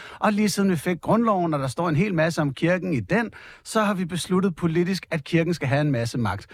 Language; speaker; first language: Danish; native; Danish